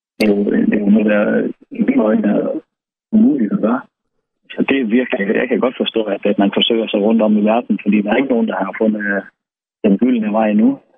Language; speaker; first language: Danish; native; Danish